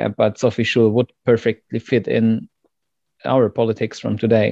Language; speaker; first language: English; non-native, fluent; German